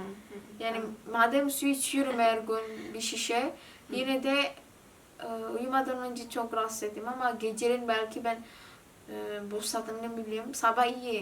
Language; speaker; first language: Turkish; non-native, learner; Indonesian